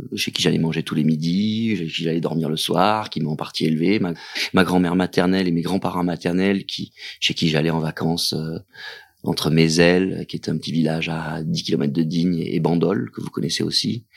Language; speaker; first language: French; native; French